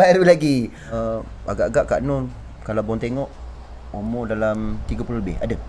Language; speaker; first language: Malay; native; Malay